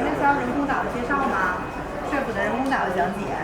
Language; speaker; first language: Chinese; native; Chinese